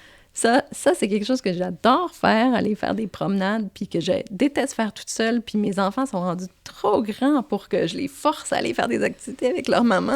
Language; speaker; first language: French; native; French